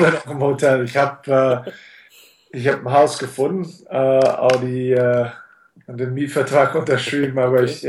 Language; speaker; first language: German; non-native, fluent; English